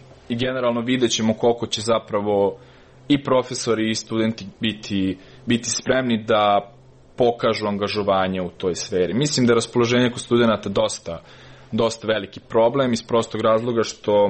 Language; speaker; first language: Serbian; native; Serbian